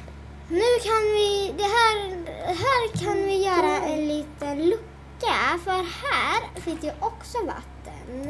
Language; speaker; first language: Swedish; native; Swedish